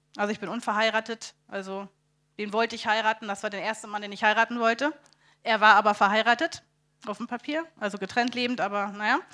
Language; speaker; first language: German; native; German